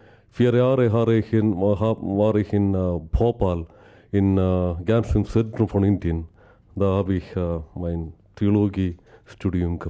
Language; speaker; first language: German; non-native, learner; Malayalam